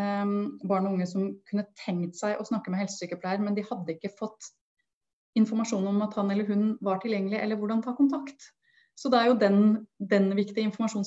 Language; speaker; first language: Norwegian; native; Norwegian